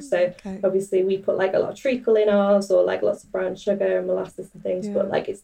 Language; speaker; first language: English; native; English